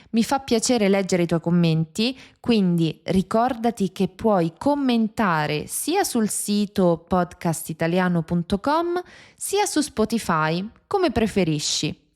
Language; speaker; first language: Italian; native; Italian